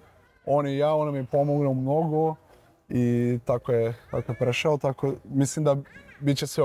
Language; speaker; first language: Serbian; non-native, learner; Portuguese